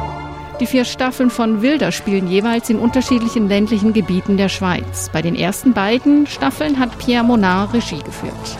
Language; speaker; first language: German; native; German